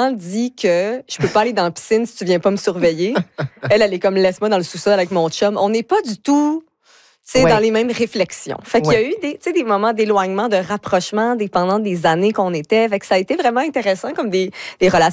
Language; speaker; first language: French; native; French